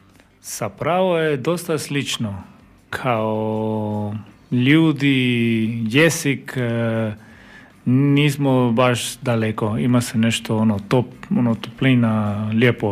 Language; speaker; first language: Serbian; non-native, learner; Spanish